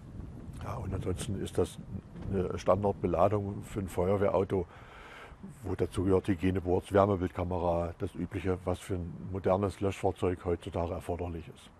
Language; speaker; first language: German; native; German